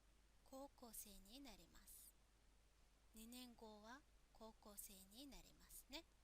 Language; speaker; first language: Japanese; non-native, fluent; Mongolian